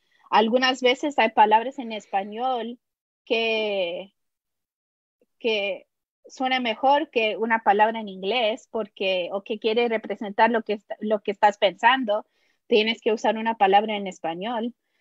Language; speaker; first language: Spanish; early bilingual, heritage; Spanish